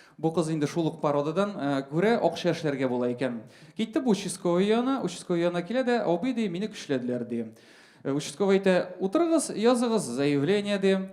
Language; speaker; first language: Tatar; non-native, local second language; Russian